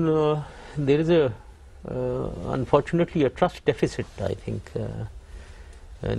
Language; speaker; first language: English; non-native, local second language; Urdu